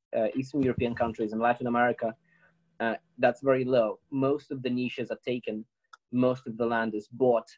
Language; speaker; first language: English; non-native, fluent; Ukrainian